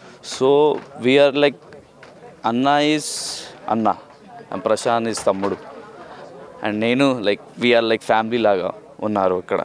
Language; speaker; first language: Telugu; non-native, learner; Hindi